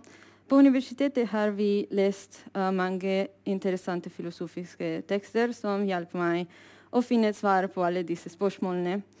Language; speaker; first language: Norwegian; non-native, fluent; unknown